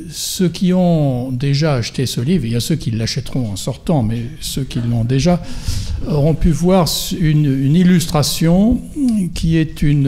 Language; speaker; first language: French; native; French